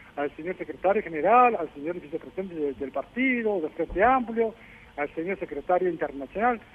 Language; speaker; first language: Spanish; non-native, fluent; Korean